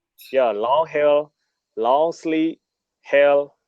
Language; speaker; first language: English; non-native, learner; Burmese